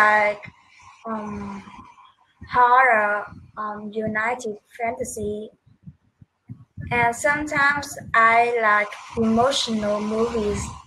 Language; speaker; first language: English; non-native, learner; Vietnamese